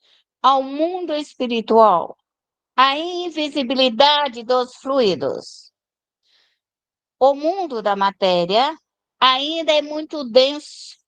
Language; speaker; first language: Portuguese; native; Portuguese